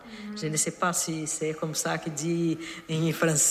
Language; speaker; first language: French; non-native, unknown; Portuguese